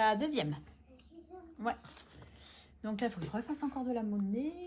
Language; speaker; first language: French; native; French